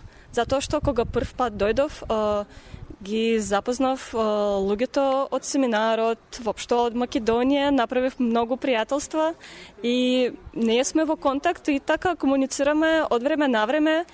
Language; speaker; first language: Macedonian; non-native, fluent; Russian